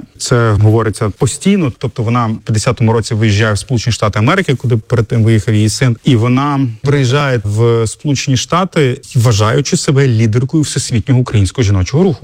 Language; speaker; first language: Ukrainian; native; Ukrainian